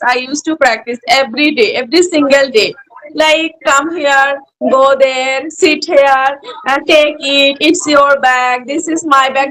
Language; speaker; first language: English; non-native, learner; Bangla